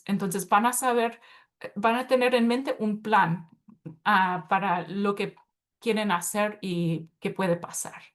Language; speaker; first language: Spanish; early bilingual, heritage; Spanish